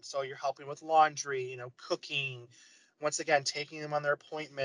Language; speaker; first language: English; native; English